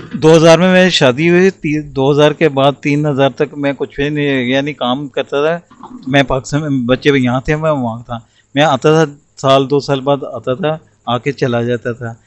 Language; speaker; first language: Urdu; non-native, local second language; Punjabi